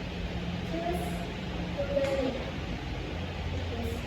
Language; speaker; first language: English; non-native, learner; Indonesian